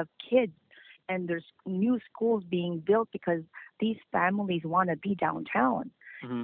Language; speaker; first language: English; non-native, local second language; Filipino